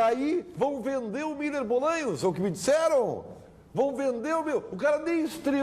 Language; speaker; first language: Portuguese; native; Portuguese